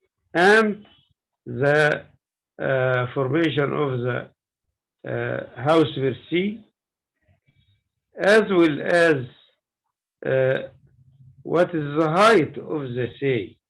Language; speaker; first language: English; non-native, learner; Arabic